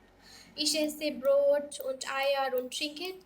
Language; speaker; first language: German; non-native, learner; Bangla